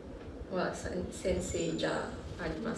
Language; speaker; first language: Japanese; non-native, learner; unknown